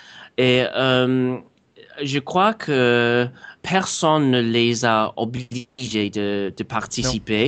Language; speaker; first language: French; non-native, fluent; English